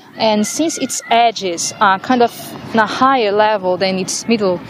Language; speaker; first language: English; non-native, fluent; Portuguese